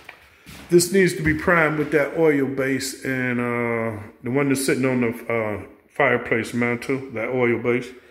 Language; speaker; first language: English; native; English